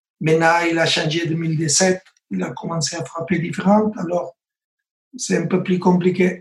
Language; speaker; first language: French; non-native, learner; Spanish